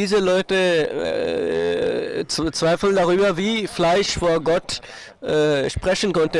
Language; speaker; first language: German; non-native, fluent; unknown